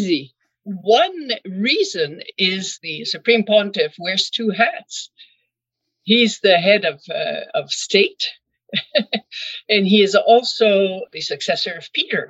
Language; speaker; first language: English; non-native, fluent; French